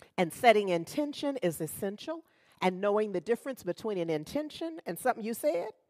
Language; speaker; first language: English; native; English